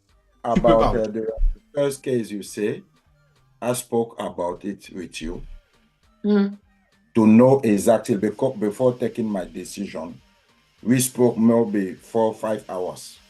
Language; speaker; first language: English; non-native, learner; French